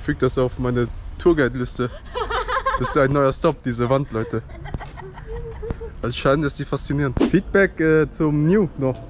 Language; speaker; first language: German; native; German